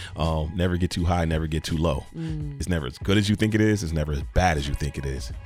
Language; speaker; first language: English; native; English